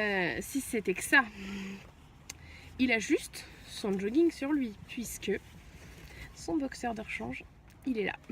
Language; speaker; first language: French; native; French